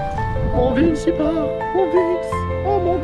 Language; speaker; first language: French; native; French